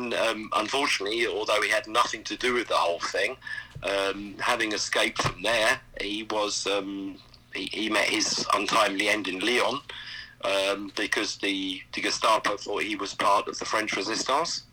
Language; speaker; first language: English; native; English